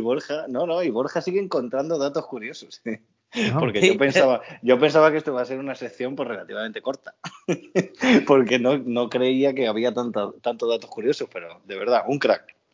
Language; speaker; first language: Spanish; native; Spanish